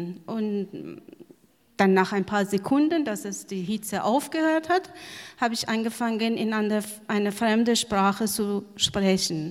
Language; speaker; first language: German; non-native, fluent; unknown